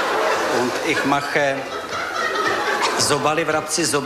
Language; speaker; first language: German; non-native, learner; Czech